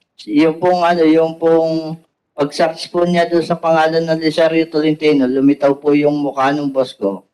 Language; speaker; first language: Filipino; native; Filipino